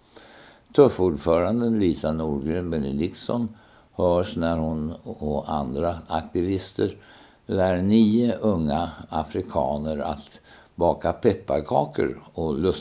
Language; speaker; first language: Swedish; native; Swedish